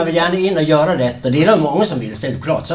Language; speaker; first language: Swedish; non-native, fluent; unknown